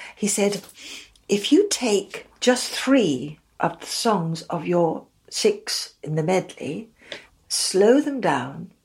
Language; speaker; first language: English; native; English